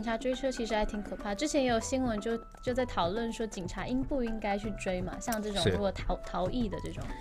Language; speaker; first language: Chinese; native; Chinese